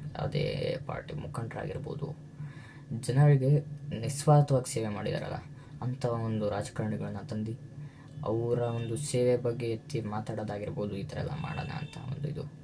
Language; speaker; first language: Kannada; native; Kannada